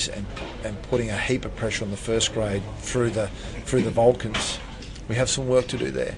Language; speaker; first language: English; native; English